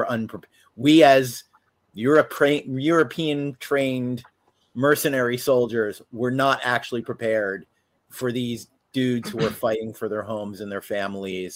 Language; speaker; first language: English; native; English